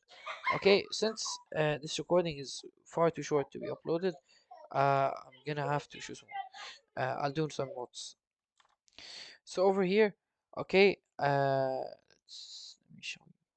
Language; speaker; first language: English; non-native, fluent; Arabic